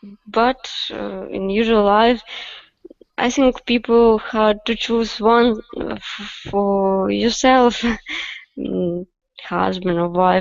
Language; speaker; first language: English; non-native, learner; Russian